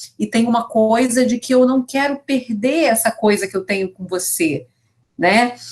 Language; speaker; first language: Portuguese; native; Portuguese